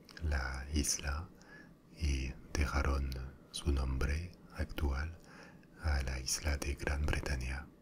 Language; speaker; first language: Spanish; non-native, fluent; French